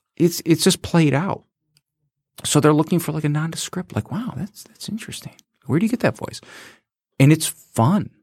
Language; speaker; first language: English; native; English